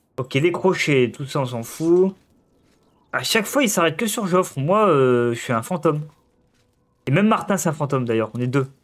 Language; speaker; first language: French; native; French